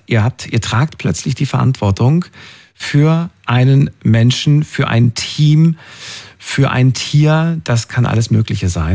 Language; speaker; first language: German; native; German